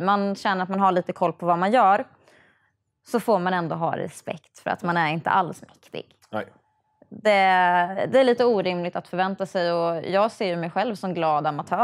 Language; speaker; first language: Swedish; native; Swedish